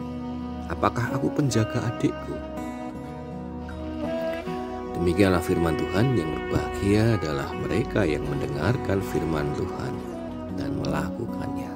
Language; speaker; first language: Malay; non-native, local second language; Javanese